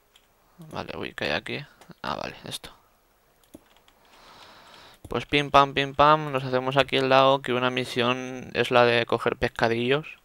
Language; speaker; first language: Spanish; native; Spanish